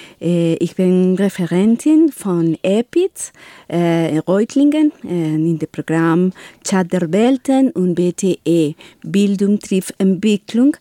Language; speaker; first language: German; non-native, learner; Spanish